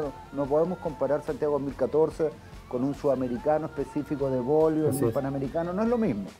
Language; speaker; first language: Spanish; native; Spanish